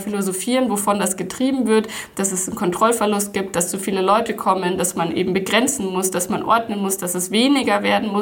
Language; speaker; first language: German; native; German